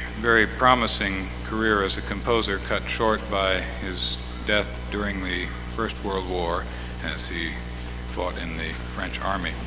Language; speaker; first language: English; native; English